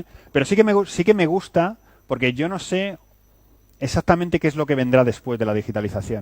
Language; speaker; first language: Spanish; native; Spanish